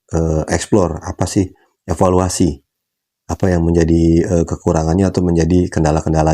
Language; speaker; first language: Indonesian; native; Indonesian